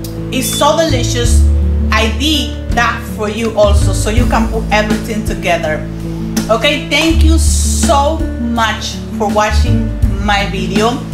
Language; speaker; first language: English; non-native, fluent; Spanish